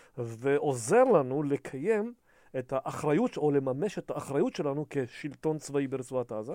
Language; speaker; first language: Hebrew; early bilingual, other home language; Russian